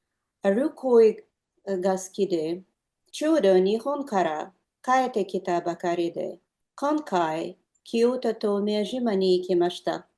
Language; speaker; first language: Japanese; non-native, learner; Ukrainian